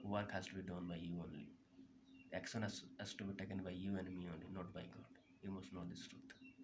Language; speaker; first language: English; non-native, local second language; Odia